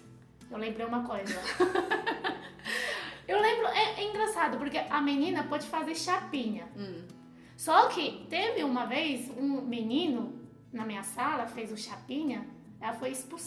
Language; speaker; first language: Portuguese; non-native, fluent; Chinese